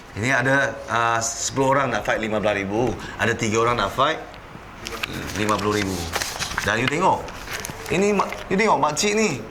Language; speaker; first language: Malay; non-native, local second language; Chinese